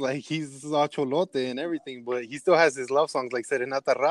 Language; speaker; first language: English; early bilingual, other home language; Spanish